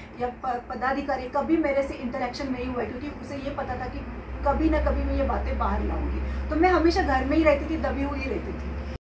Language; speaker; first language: Hindi; non-native, local second language; Marathi